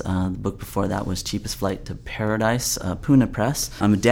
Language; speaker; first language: English; native; English